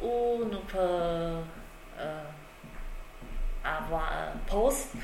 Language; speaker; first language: French; non-native, learner; Chinese